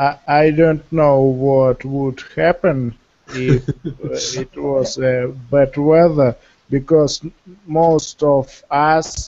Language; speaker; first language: English; non-native, fluent; Russian